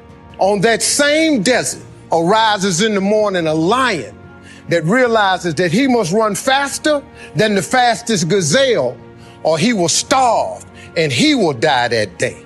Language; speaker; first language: English; native; English